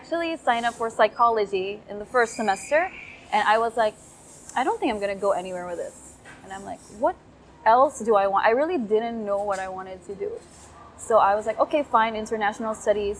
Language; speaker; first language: English; non-native, local second language; Cebuano